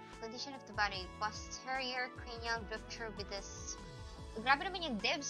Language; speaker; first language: English; non-native, local second language; Filipino